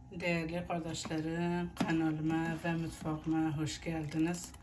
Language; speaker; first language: Turkish; native; Turkish